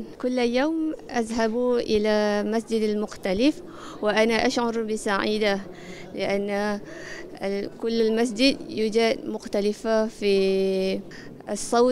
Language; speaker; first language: Arabic; non-native, learner; Malay